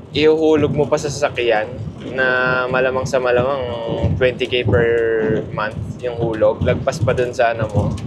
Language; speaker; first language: Filipino; native; Filipino